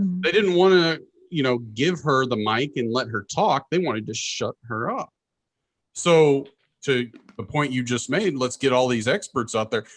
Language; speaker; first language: English; native; English